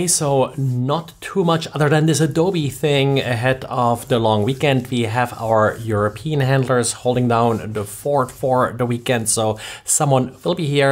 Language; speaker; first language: English; non-native, fluent; German